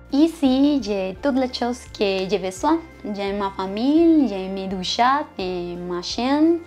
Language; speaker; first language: French; non-native, learner; Spanish